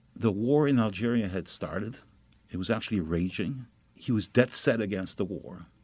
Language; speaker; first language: English; non-native, fluent; French